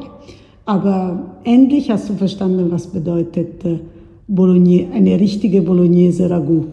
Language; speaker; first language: German; non-native, fluent; Italian